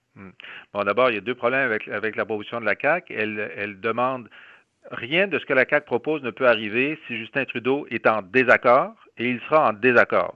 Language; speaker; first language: French; native; French